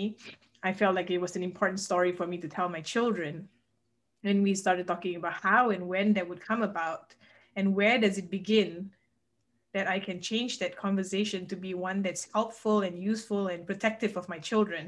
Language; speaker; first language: English; non-native, local second language; Malay